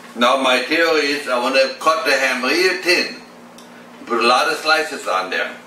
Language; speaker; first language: English; non-native, fluent; German